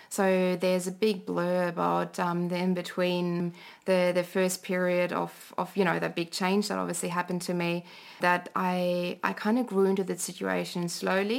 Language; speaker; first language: English; non-native, fluent; German